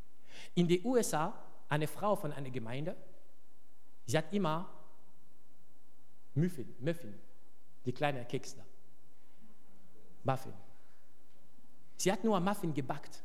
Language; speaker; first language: German; non-native, fluent; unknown